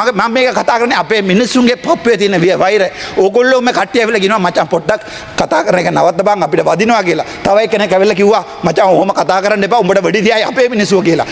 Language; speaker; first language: Sinhala; non-native, local second language; Tamil